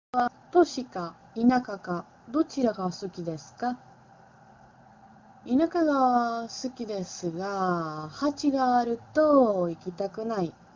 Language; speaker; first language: Japanese; non-native, learner; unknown